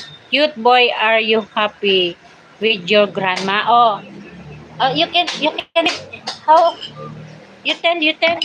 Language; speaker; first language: English; non-native, learner; Filipino